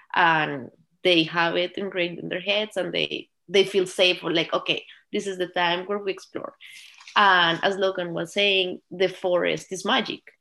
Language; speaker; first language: English; non-native, fluent; Spanish